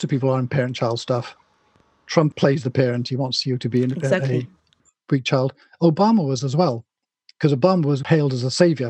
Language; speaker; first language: English; native; English